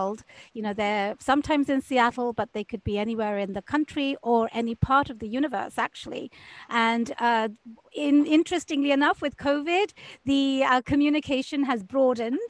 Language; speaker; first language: English; native; English